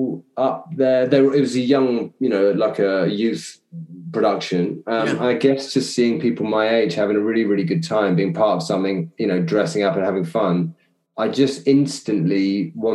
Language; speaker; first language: English; native; English